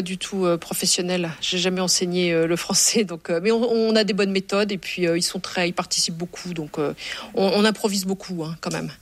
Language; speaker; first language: French; native; French